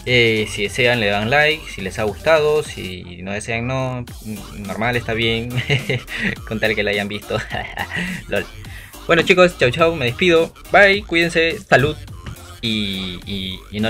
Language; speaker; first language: Spanish; native; Spanish